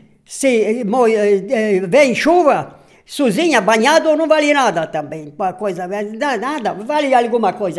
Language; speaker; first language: Portuguese; non-native, local second language; Polish